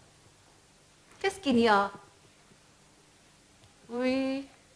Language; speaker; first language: French; non-native, fluent; Arabic